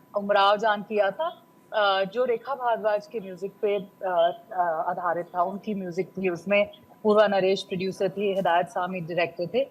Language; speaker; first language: Hindi; non-native, local second language; Bhojpuri